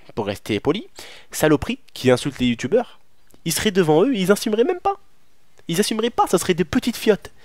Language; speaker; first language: French; early bilingual, other home language; Arabic